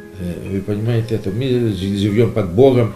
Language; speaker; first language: Russian; non-native, learner; Greek